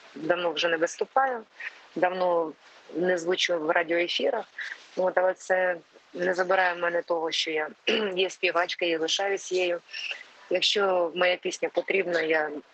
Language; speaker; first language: Ukrainian; non-native, local second language; Russian